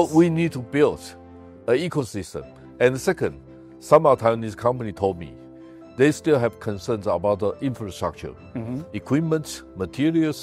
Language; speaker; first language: English; non-native, fluent; Chinese